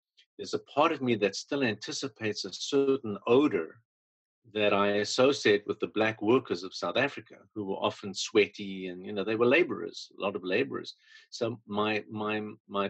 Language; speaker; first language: English; native; English